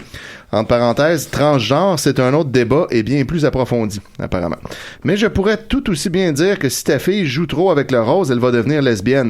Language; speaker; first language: French; native; French